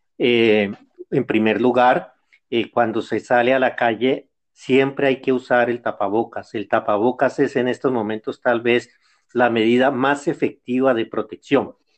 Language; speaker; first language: Spanish; native; Spanish